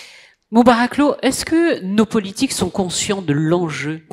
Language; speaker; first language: French; non-native, local second language; Arabic